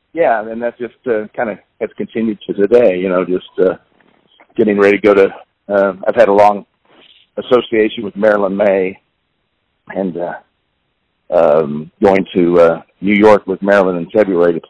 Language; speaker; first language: English; native; English